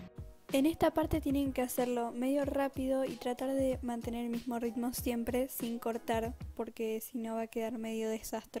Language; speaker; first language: Spanish; native; Spanish